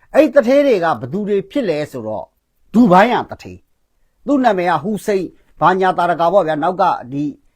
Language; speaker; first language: Burmese; non-native, local second language; Kachin